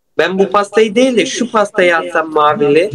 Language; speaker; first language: Turkish; native; Turkish